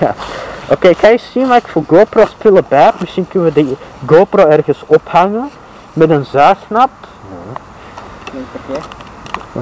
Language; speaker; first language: Dutch; native; Dutch